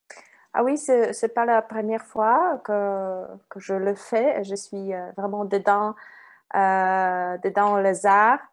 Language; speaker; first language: French; non-native, fluent; Polish